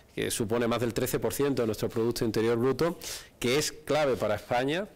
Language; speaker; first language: Spanish; native; Spanish